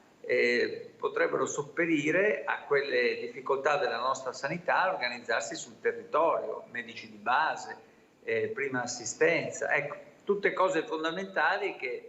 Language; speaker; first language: Italian; native; Italian